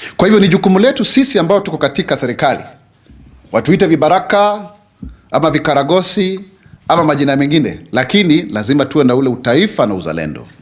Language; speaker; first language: Swahili; non-native, local second language; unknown